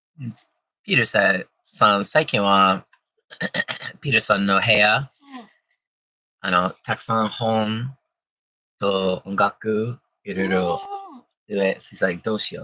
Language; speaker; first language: Japanese; non-native, learner; English